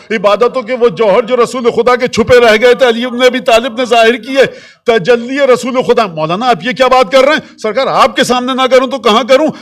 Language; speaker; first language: Urdu; native; Urdu